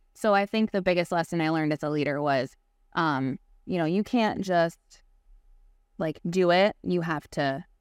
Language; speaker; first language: English; native; English